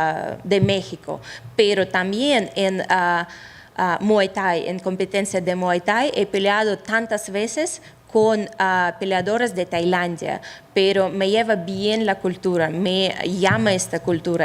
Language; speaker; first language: Spanish; non-native, fluent; Russian